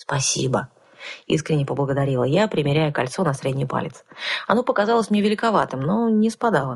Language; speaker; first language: Russian; native; Russian